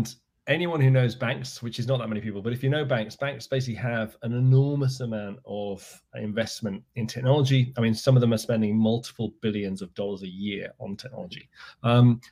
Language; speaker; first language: English; native; English